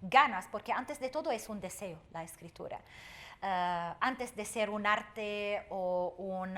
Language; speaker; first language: Spanish; non-native, fluent; Arabic